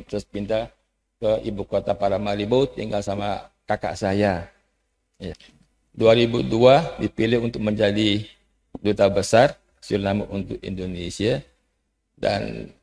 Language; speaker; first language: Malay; non-native, fluent; Javanese